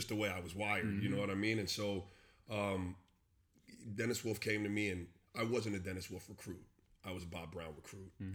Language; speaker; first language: English; native; English